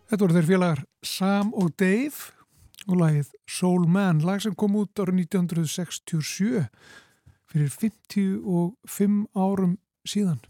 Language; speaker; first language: Icelandic; native; Icelandic